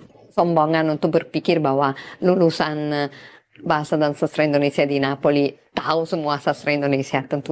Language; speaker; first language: Indonesian; non-native, fluent; Italian